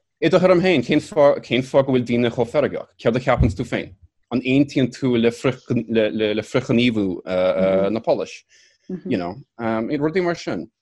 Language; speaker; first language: Irish; non-native, learner; English